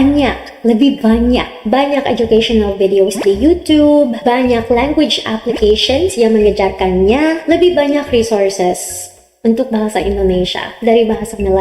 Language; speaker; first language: Indonesian; non-native, learner; Filipino